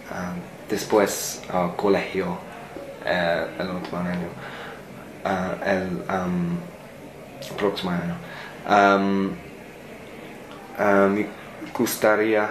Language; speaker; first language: Spanish; non-native, learner; English